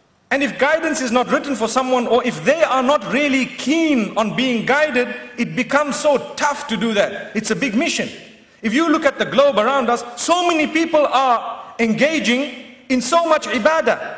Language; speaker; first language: English; native; English